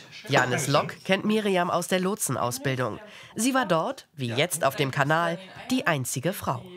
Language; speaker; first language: German; native; German